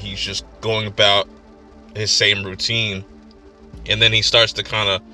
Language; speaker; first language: English; native; English